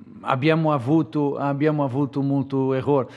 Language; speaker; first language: Italian; non-native, fluent; Portuguese